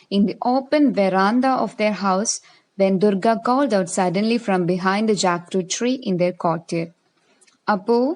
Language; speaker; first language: English; non-native, local second language; Malayalam